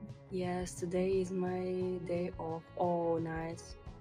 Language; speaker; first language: English; non-native, learner; Ukrainian